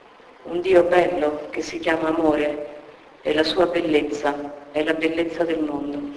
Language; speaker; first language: Italian; native; Italian